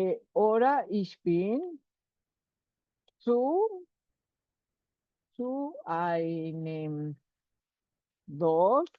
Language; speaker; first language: German; non-native, fluent; Spanish